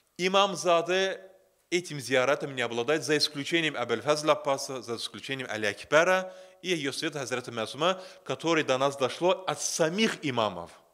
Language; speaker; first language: Russian; non-native, local second language; Azerbaijani